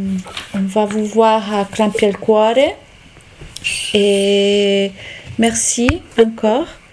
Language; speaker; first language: French; non-native, local second language; Italian